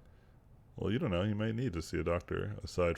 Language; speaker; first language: English; native; English